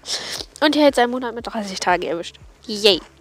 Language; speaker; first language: German; native; German